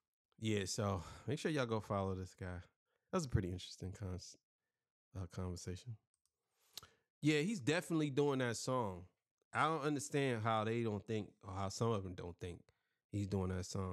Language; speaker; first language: English; native; English